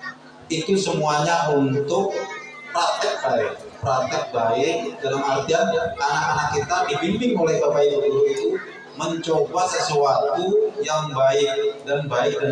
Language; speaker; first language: Indonesian; non-native, local second language; Banjar